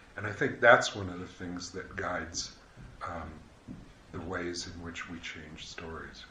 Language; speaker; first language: English; native; English